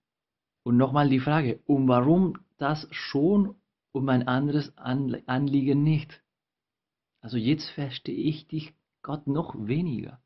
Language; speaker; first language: German; non-native, fluent; Spanish